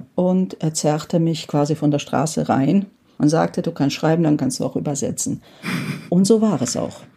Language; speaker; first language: German; early bilingual, heritage; Hungarian